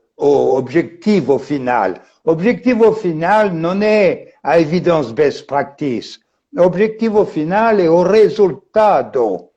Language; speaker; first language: Portuguese; non-native, fluent; French